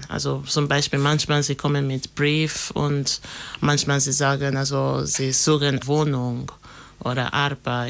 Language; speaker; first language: German; non-native, learner; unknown